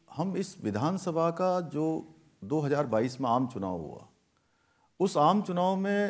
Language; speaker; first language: Hindi; native; Hindi